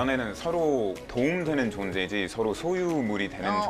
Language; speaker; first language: Korean; non-native, fluent; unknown